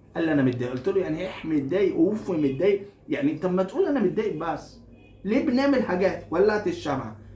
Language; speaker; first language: Egyptian Arabic; non-native, fluent; English